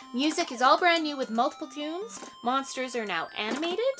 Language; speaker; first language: English; native; English